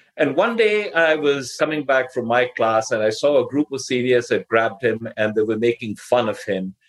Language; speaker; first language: English; non-native, local second language; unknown